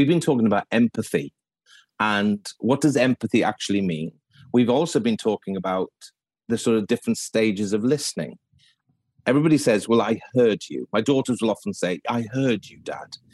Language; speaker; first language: English; native; English